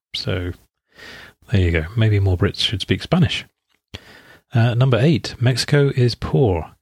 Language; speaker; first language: English; native; English